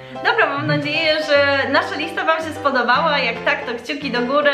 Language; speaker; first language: Polish; early bilingual, heritage; Polish